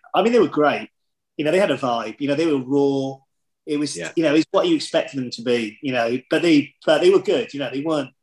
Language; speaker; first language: English; native; English